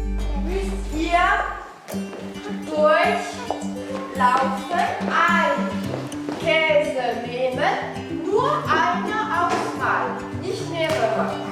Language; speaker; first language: German; non-native, learner; French